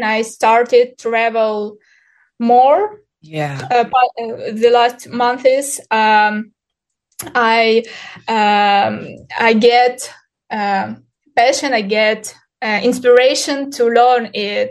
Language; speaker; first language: English; non-native, fluent; Ukrainian